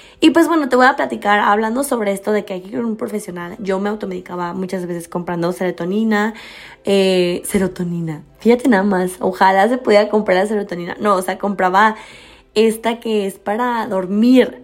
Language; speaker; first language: Spanish; native; Spanish